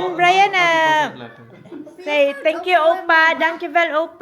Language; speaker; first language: Dutch; non-native, learner; Filipino